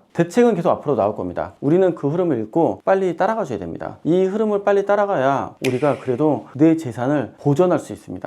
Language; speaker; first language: Korean; native; Korean